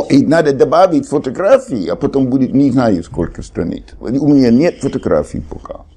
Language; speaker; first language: Russian; non-native, fluent; English